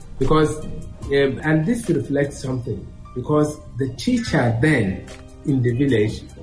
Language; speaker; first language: English; non-native, local second language; Hausa